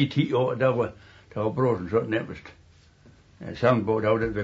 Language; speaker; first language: Danish; native; Danish